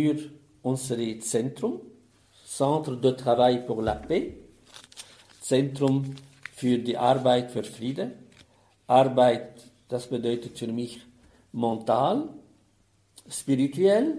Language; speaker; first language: German; non-native, fluent; Arabic